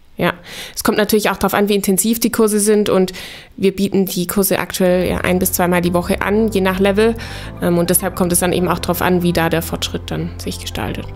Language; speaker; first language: German; native; German